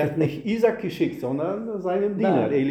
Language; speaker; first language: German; non-native, fluent; Russian